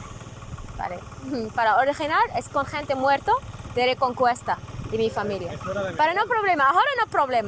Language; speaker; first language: Spanish; non-native, learner; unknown